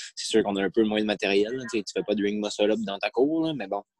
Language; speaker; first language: French; native; French